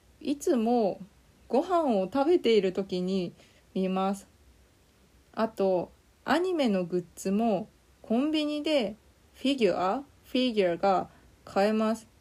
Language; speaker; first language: Japanese; native; Japanese